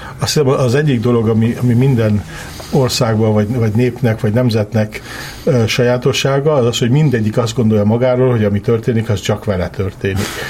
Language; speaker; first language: Hungarian; early bilingual, heritage; Hungarian